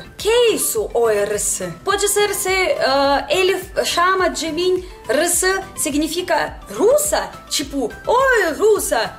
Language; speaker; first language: Portuguese; non-native, learner; Russian